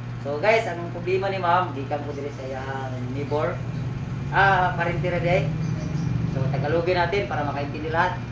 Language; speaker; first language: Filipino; non-native, local second language; Cebuano